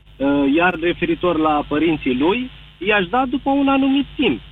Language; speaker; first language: Romanian; early bilingual, heritage; Arabic